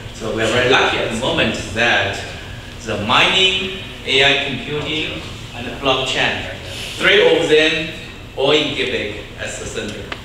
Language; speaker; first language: English; non-native, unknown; Chinese